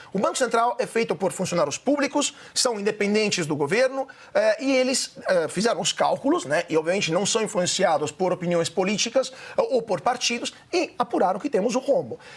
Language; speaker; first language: Portuguese; non-native, fluent; Italian